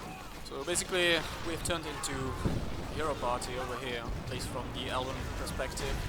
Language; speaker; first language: English; non-native, fluent; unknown